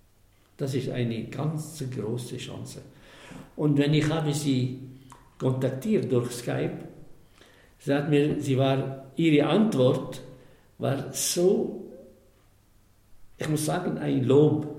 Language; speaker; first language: German; non-native, fluent; Arabic